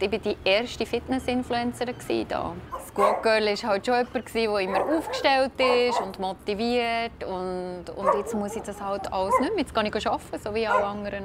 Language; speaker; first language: German; native; German